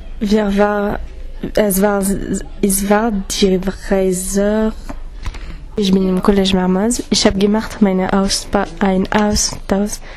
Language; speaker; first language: German; non-native, learner; French